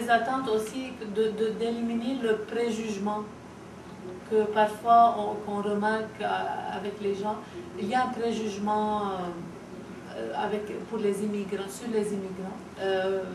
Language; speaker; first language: French; non-native, fluent; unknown